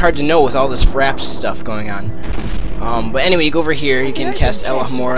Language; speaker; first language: English; native; English